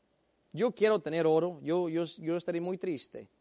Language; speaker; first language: Spanish; native; Spanish